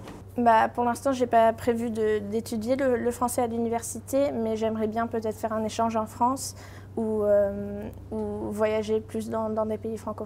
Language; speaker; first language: French; early bilingual, heritage; French